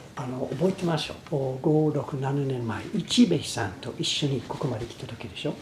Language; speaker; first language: Japanese; non-native, fluent; English